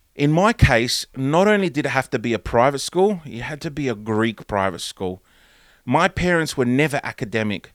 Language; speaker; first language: English; early bilingual, other home language; Greek